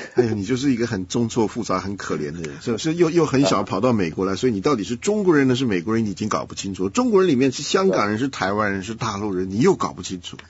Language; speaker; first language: Chinese; native; Chinese